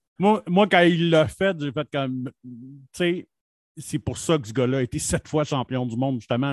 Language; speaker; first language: French; native; French